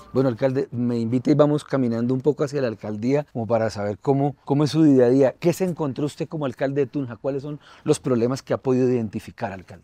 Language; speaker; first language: Spanish; native; Spanish